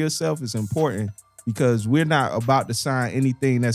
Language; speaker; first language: English; native; English